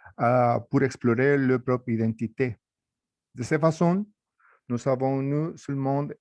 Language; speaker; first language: French; non-native, fluent; Spanish